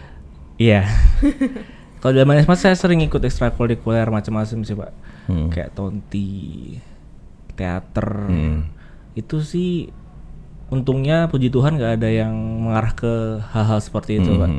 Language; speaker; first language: Indonesian; native; Indonesian